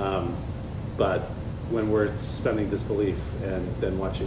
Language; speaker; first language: English; native; English